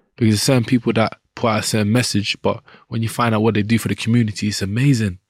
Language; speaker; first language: English; native; English